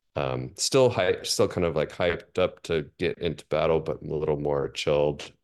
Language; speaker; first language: English; native; English